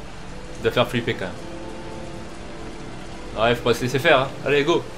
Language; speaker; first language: French; native; French